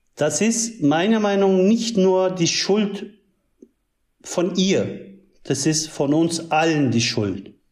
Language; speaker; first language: German; early bilingual, other home language; Turkish